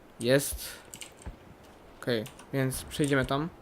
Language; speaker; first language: Polish; native; Polish